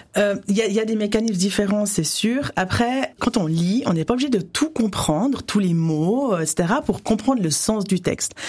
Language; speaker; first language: French; native; French